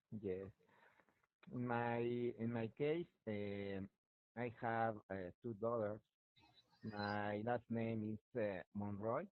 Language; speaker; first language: English; non-native, learner; Spanish